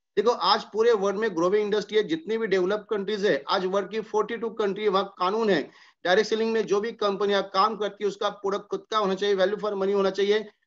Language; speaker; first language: Hindi; non-native, local second language; Marathi